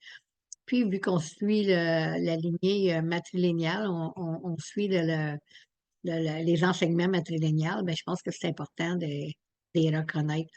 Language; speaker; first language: French; native; French